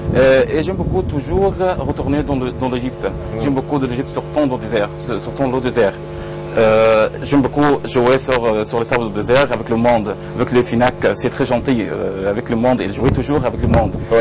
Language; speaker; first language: French; non-native, learner; Arabic